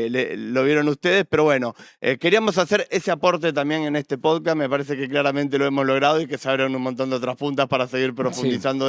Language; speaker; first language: Spanish; native; Spanish